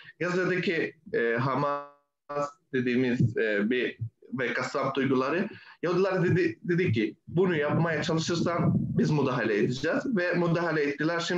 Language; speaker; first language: Turkish; non-native, fluent; Arabic